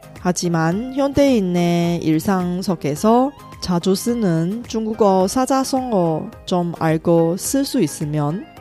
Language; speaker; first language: Korean; non-native, fluent; Chinese